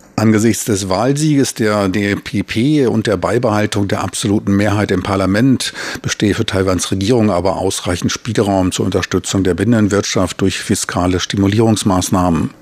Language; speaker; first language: German; native; German